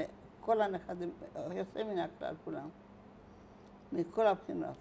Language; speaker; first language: Hebrew; non-native, fluent; Hungarian